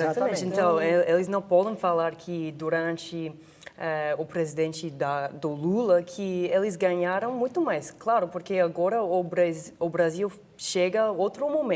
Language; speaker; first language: Portuguese; non-native, fluent; English